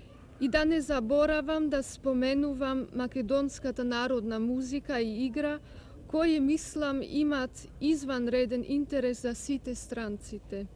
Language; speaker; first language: Macedonian; non-native, learner; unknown